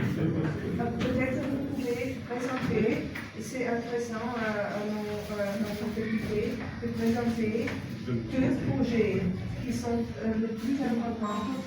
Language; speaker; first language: French; non-native, fluent; German